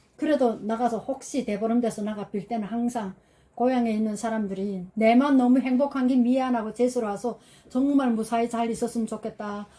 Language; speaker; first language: Korean; native; Korean